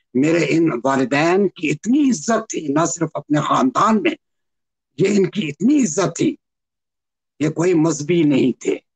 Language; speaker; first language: Urdu; native; Urdu